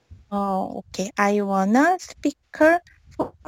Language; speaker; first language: English; non-native, learner; Korean